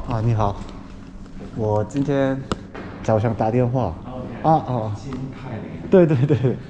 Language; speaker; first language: Chinese; non-native, fluent; Korean